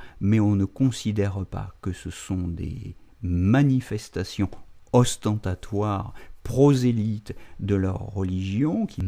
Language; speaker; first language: French; native; French